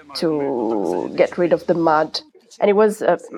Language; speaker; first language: English; non-native, fluent; Italian